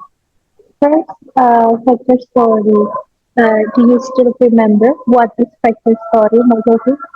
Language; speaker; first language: English; non-native, learner; Indonesian